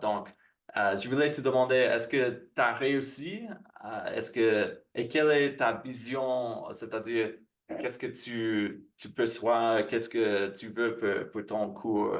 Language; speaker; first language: French; non-native, fluent; English